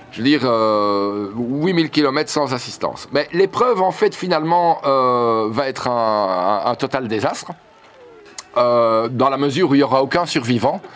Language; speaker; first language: French; native; French